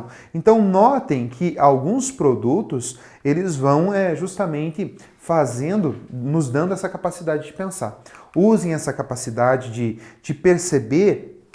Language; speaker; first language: Portuguese; native; Portuguese